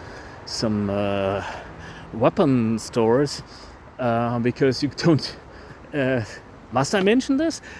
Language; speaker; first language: English; non-native, fluent; German